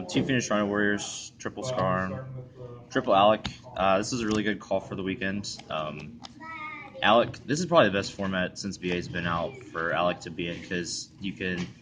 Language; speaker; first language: English; native; English